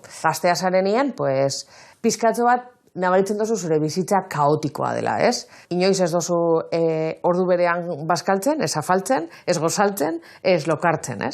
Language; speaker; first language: Basque; native; Basque